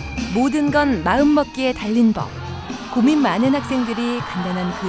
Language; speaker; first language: Korean; native; Korean